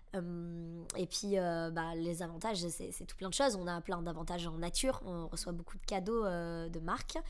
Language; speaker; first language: French; native; French